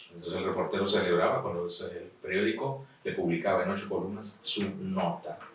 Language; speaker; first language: Spanish; native; Spanish